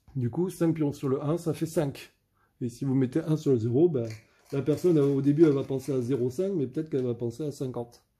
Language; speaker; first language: French; native; French